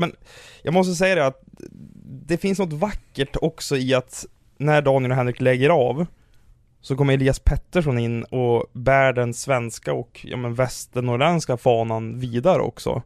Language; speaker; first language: Swedish; native; Swedish